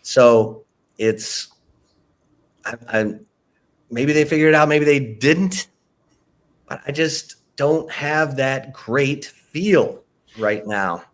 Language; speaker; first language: English; native; English